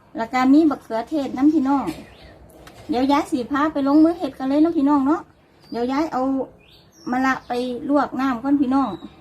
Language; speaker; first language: Thai; native; Thai